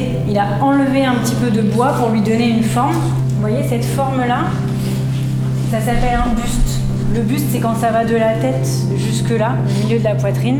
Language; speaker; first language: French; native; French